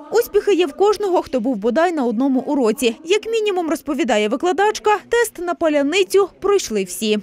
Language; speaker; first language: Ukrainian; native; Ukrainian